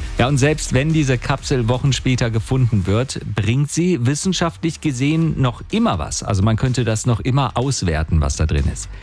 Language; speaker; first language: German; native; German